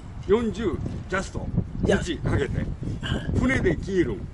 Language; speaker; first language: Japanese; native; Japanese